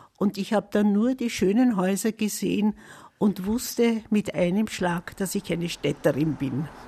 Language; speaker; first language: German; native; German